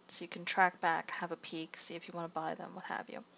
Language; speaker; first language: English; native; English